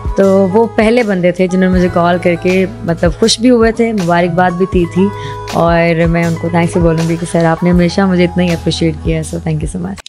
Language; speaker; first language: Urdu; native; Urdu